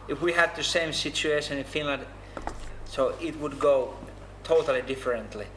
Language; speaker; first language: English; non-native, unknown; Finnish